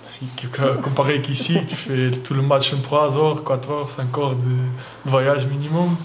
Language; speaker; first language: French; non-native, learner; Portuguese